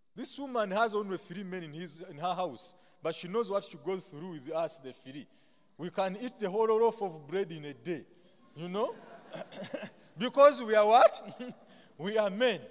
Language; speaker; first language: English; non-native, local second language; Ganda